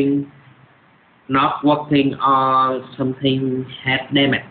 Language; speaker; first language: English; non-native, learner; Vietnamese